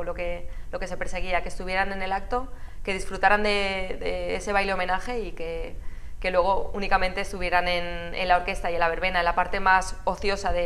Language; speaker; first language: Spanish; native; Spanish